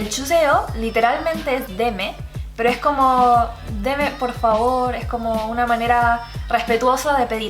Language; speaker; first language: Spanish; early bilingual, other home language; Korean